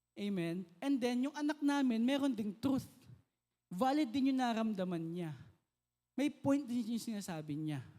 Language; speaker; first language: Filipino; native; Filipino